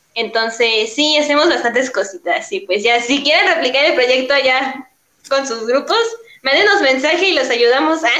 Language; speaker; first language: Spanish; native; Spanish